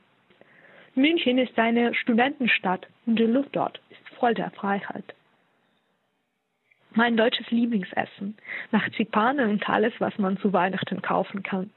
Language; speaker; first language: German; non-native, fluent; Russian